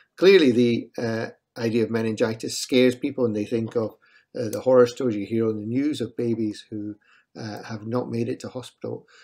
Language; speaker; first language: English; native; English